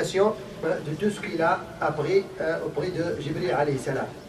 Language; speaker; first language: French; non-native, fluent; Arabic